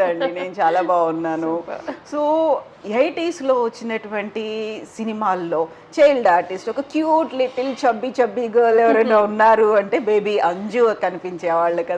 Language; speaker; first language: Telugu; native; Telugu